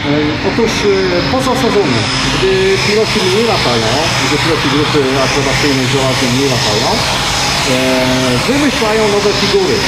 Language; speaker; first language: Polish; native; Polish